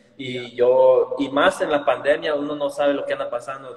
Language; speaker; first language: Spanish; early bilingual, heritage; Spanish